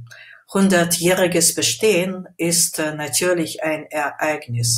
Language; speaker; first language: German; non-native, fluent; Russian